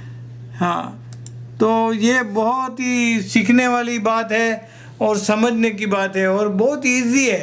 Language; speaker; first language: Hindi; non-native, local second language; Gujarati